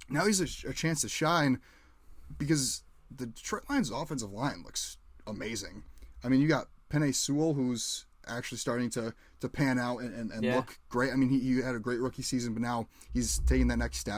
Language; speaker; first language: English; native; English